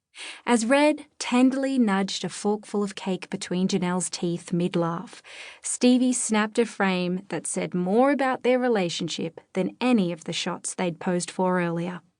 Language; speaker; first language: English; native; English